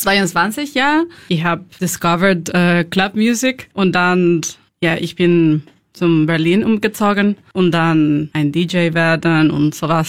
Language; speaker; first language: German; non-native, learner; Spanish